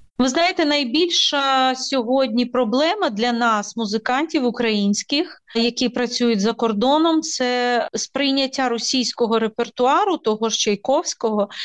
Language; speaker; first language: Ukrainian; native; Ukrainian